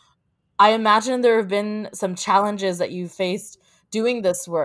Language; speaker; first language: English; native; English